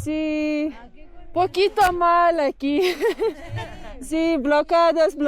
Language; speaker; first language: Spanish; non-native, learner; Lithuanian